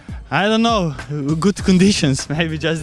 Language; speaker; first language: English; non-native, learner; Turkish